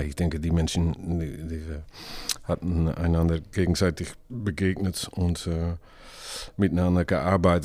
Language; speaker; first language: German; non-native, learner; Dutch